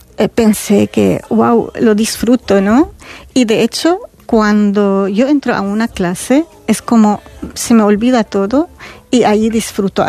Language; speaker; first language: Spanish; non-native, fluent; Arabic